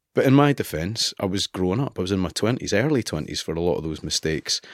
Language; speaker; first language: English; native; English